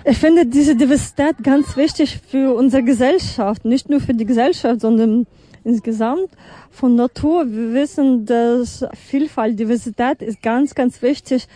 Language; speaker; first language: German; non-native, fluent; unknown